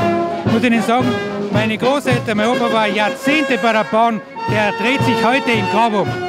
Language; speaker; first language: German; native; German